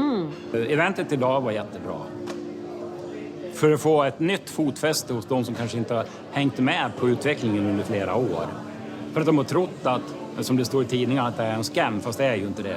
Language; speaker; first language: Swedish; native; Swedish